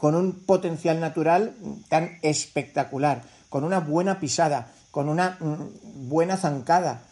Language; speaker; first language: Spanish; native; Spanish